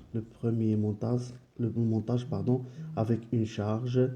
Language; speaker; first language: French; non-native, local second language; Arabic